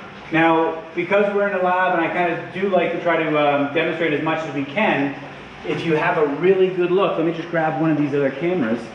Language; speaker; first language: English; native; English